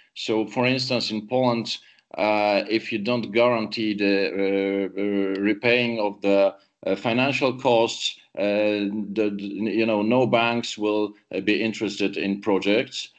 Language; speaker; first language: English; non-native, fluent; Polish